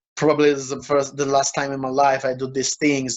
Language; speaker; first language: English; non-native, fluent; Italian